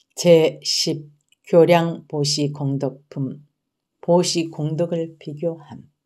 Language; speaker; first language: Korean; native; Korean